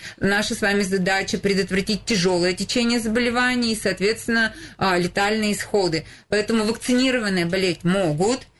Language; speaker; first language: Russian; native; Russian